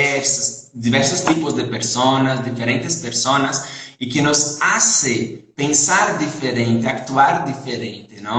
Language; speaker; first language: Spanish; non-native, fluent; Portuguese